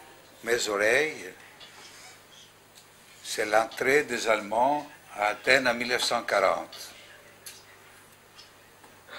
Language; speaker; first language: French; non-native, fluent; Greek